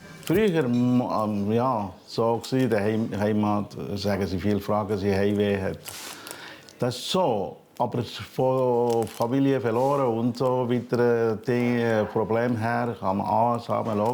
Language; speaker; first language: German; non-native, learner; Tamil